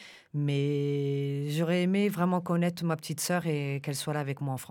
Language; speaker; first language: French; early bilingual, other home language; Romanian